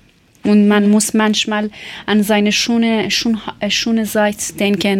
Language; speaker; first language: German; non-native, learner; Persian